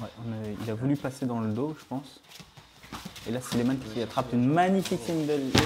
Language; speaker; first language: French; native; French